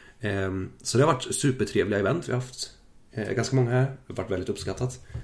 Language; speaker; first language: Swedish; early bilingual, other home language; German